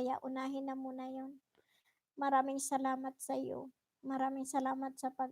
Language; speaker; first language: Filipino; non-native, local second language; Bikol